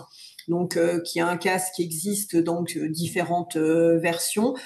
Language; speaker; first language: French; native; French